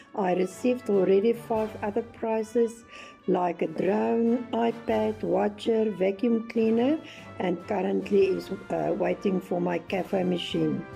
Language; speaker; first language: English; native; English